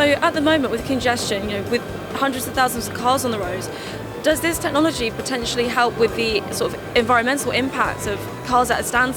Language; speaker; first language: English; native; English